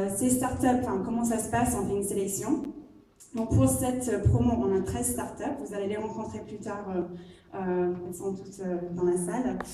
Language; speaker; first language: French; non-native, fluent; English